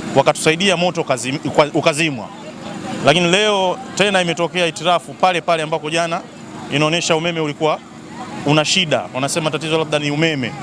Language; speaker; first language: Swahili; native; Swahili